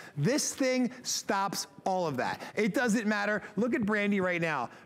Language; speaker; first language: English; native; English